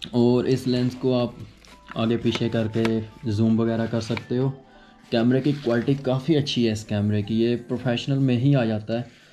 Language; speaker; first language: Hindi; native; Hindi